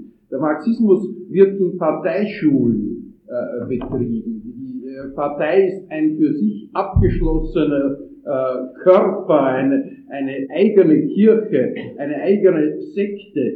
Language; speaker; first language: German; non-native, fluent; Italian